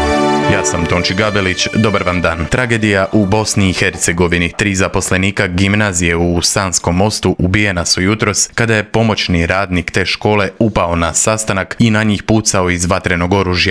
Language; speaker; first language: Croatian; native; Croatian